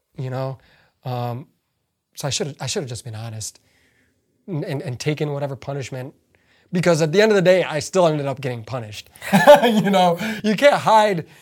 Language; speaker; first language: English; early bilingual, other home language; Arabic